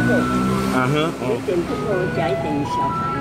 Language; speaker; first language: Chinese; non-native, local second language; Min Nan Chinese